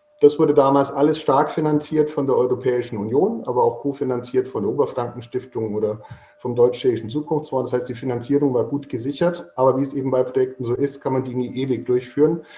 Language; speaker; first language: German; native; German